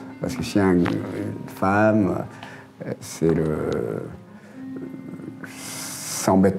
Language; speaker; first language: French; non-native, learner; Japanese